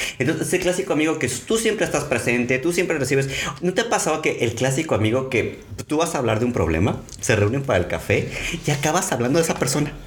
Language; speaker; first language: Spanish; native; Spanish